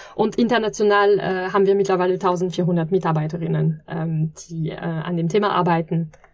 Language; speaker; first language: German; non-native, fluent; French